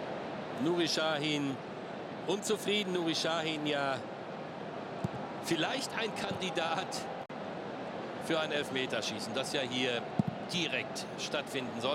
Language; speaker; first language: German; native; German